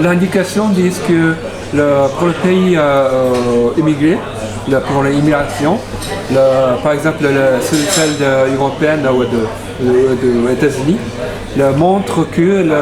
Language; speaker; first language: French; non-native, learner; Japanese